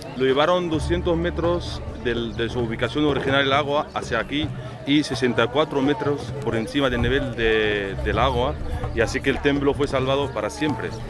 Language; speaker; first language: Spanish; non-native, fluent; Arabic